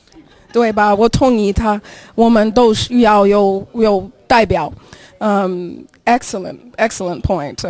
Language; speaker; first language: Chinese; early bilingual, heritage; English